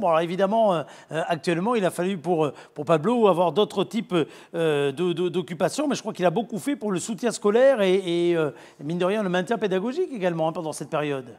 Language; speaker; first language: French; native; French